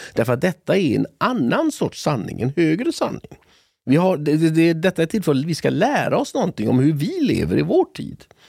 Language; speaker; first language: Swedish; native; Swedish